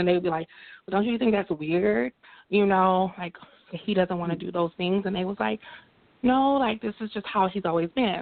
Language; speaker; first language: English; native; English